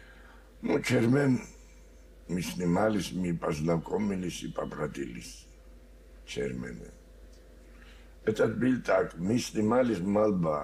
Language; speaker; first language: Russian; non-native, learner; Georgian